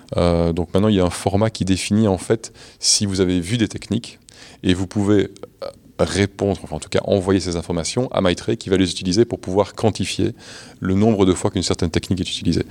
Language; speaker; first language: French; native; French